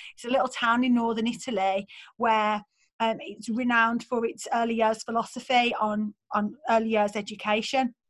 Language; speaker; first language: English; native; English